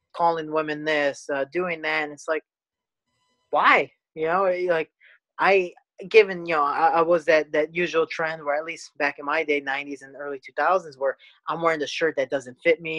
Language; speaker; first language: English; native; English